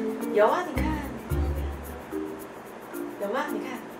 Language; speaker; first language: Chinese; native; Chinese